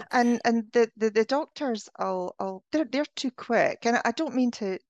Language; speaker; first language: English; native; English